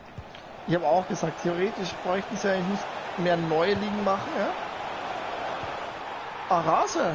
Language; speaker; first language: German; native; German